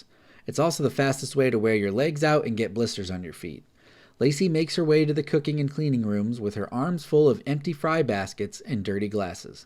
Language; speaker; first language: English; native; English